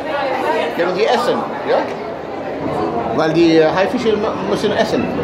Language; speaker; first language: German; non-native, learner; Arabic